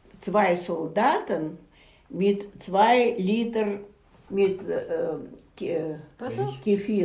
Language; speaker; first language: German; non-native, learner; Russian